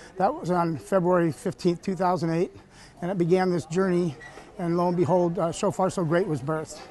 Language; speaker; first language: English; native; English